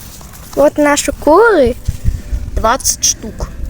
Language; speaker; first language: Russian; early bilingual, heritage; Russian